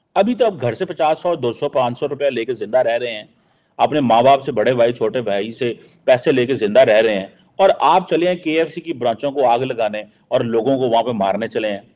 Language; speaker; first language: Urdu; non-native, local second language; Punjabi